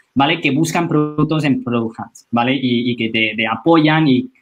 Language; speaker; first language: Spanish; non-native, fluent; Chinese